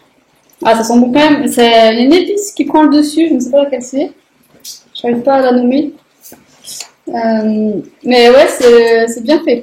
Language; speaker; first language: French; native; French